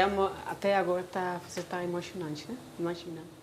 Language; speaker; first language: Portuguese; non-native, learner; Dutch